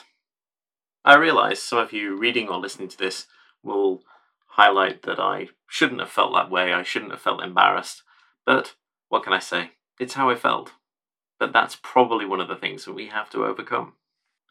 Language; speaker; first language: English; native; English